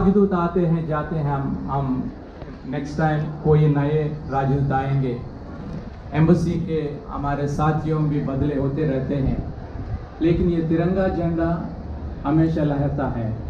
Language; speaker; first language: Hindi; non-native, local second language; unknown